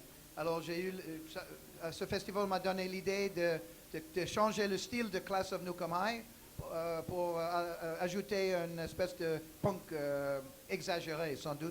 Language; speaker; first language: French; non-native, learner; English